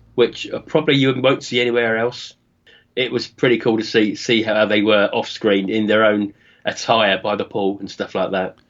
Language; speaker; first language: English; native; English